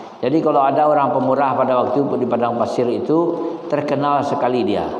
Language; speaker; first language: Malay; non-native, local second language; Minangkabau